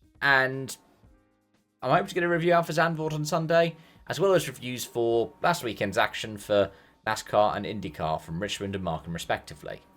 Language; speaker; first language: English; native; English